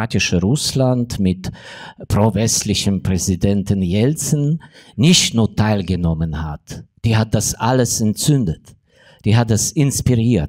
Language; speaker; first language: German; non-native, fluent; Ukrainian